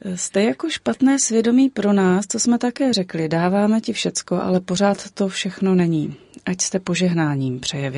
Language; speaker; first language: Czech; native; Czech